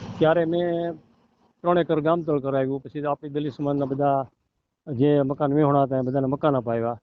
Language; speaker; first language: Gujarati; native; Gujarati